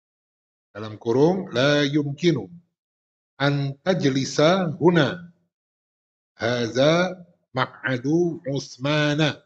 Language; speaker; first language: Arabic; non-native, fluent; Indonesian